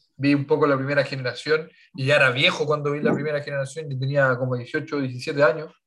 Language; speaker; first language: Spanish; native; Spanish